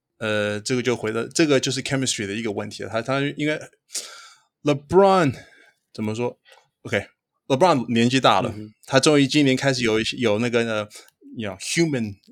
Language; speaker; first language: Chinese; early bilingual, heritage; Chinese